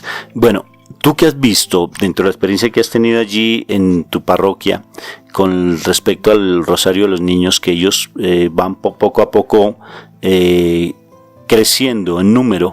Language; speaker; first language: Spanish; native; Spanish